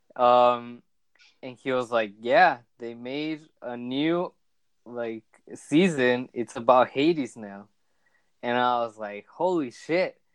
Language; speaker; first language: English; early bilingual, other home language; Spanish